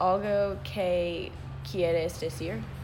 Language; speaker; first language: Spanish; non-native, learner; English